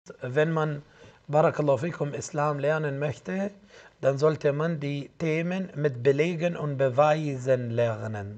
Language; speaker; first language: German; non-native, fluent; Arabic